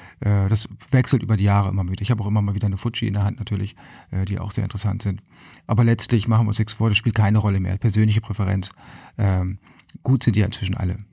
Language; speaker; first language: German; native; German